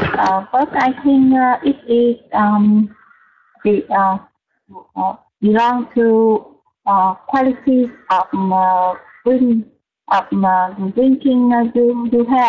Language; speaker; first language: English; non-native, learner; Vietnamese